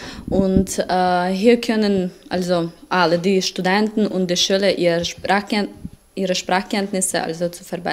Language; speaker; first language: German; non-native, learner; Ukrainian